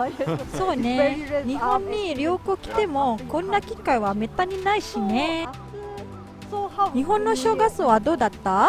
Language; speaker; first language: Japanese; non-native, fluent; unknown